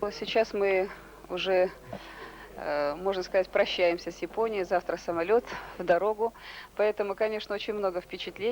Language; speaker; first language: Russian; native; Russian